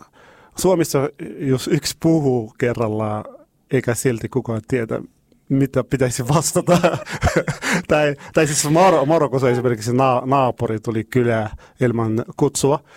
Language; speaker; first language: Finnish; non-native, learner; Arabic